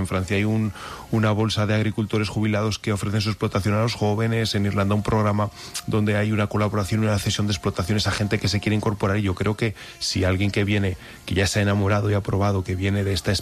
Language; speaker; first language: Spanish; native; Spanish